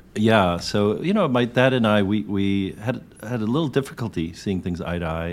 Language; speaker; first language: English; early bilingual, other home language; Korean